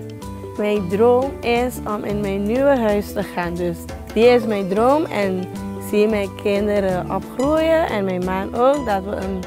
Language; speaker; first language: Dutch; non-native, local second language; Papiamento